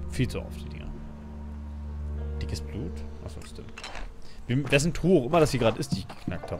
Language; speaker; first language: German; native; German